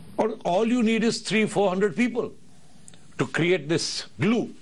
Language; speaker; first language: English; non-native, local second language; Urdu